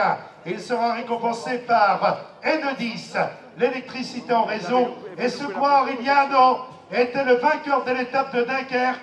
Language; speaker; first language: French; native; French